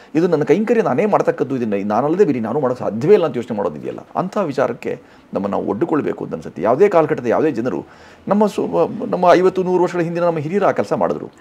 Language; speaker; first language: Kannada; non-native, local second language; Hindi